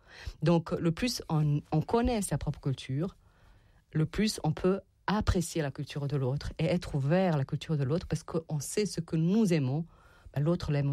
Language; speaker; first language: French; non-native, fluent; Serbian